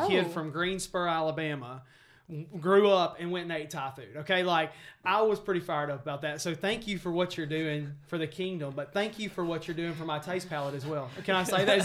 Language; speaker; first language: English; native; English